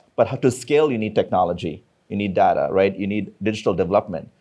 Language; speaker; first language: English; non-native, local second language; Tamil